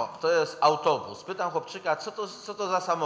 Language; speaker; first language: Polish; native; Polish